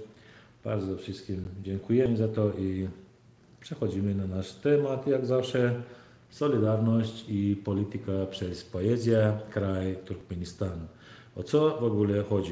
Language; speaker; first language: Polish; non-native, fluent; Turkmen